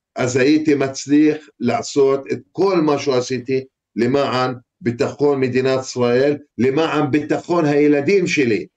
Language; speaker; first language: Hebrew; non-native, fluent; Arabic